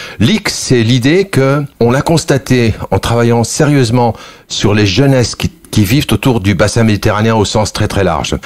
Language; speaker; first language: French; early bilingual, other home language; Kabyle